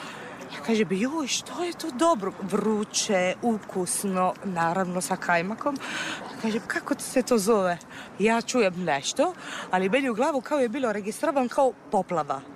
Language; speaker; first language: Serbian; non-native, fluent; Italian